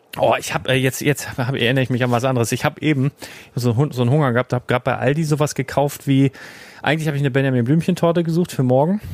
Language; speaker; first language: German; native; German